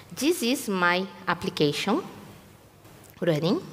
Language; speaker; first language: English; non-native, fluent; Portuguese